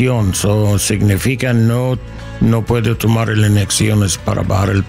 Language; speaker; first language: Spanish; non-native, learner; English